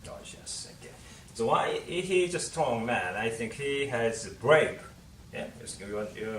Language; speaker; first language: English; non-native, learner; Korean